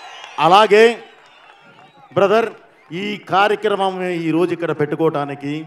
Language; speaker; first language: Telugu; native; Telugu